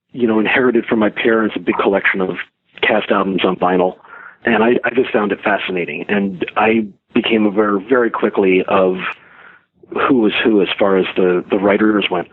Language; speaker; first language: English; native; English